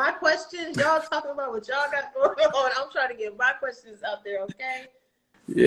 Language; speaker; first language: English; native; English